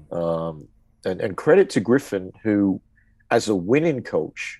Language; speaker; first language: English; native; English